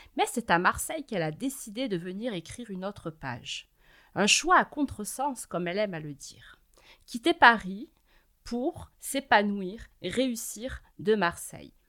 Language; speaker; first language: French; native; French